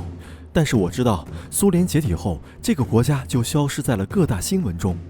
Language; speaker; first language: Chinese; native; Chinese